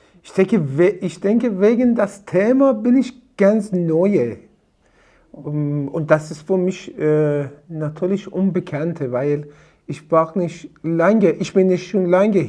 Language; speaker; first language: German; non-native, learner; Persian